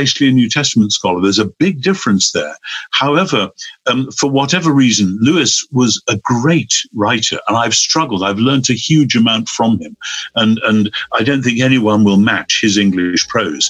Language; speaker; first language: English; native; English